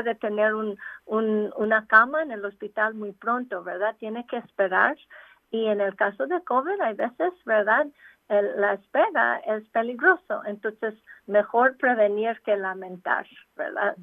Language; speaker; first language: Spanish; non-native, local second language; English